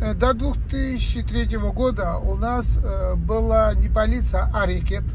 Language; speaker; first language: Russian; non-native, local second language; Georgian